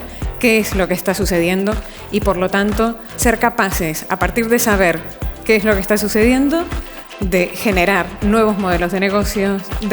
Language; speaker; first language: Spanish; native; Spanish